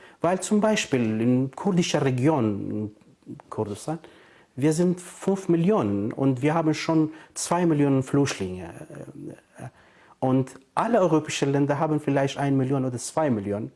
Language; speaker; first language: German; non-native, fluent; Kurdish